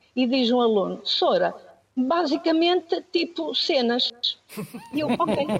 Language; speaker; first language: Portuguese; native; Portuguese